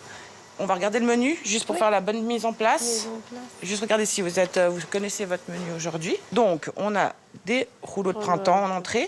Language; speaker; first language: French; native; French